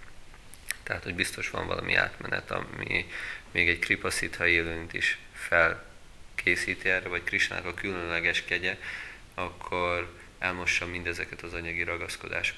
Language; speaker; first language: Hungarian; native; Hungarian